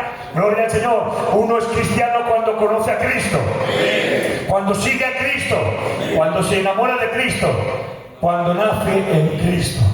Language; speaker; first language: Spanish; native; Spanish